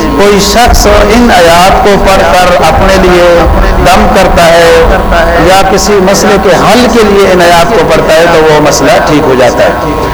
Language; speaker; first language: Urdu; native; Urdu